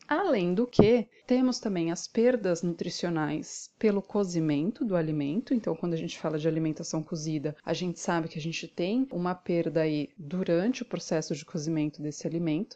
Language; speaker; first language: Portuguese; native; Portuguese